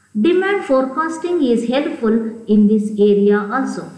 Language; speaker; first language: English; non-native, local second language; Kannada